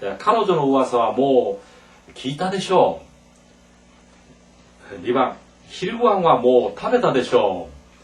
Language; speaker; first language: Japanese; non-native, fluent; Korean